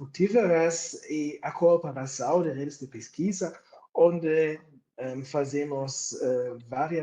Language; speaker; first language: Portuguese; non-native, fluent; German